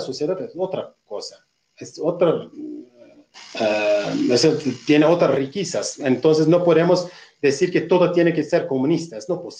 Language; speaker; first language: Spanish; non-native, fluent; Kurdish